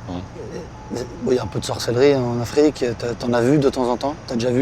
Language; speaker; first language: French; native; French